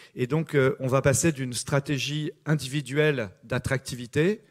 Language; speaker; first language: French; native; French